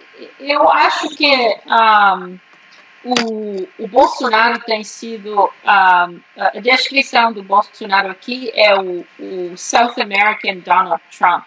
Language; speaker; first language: Portuguese; early bilingual, heritage; Portuguese